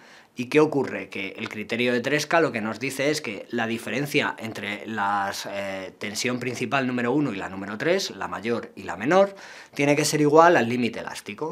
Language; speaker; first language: Spanish; native; Spanish